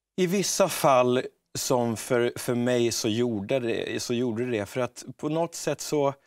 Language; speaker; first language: Swedish; native; Swedish